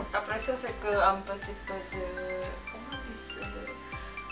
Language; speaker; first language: French; non-native, learner; Indonesian